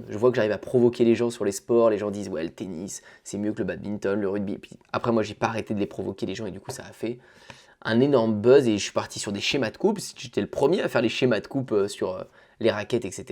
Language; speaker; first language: French; native; French